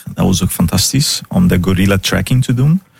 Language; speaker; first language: Dutch; non-native, fluent; Portuguese